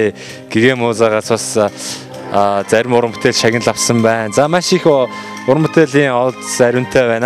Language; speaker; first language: Mongolian; native; Mongolian